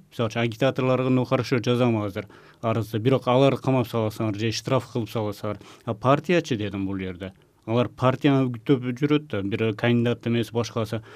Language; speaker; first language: Kyrgyz; non-native, local second language; Uzbek